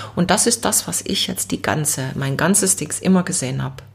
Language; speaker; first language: German; native; German